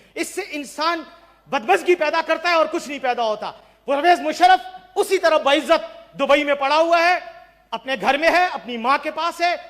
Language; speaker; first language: Urdu; non-native, local second language; Pashto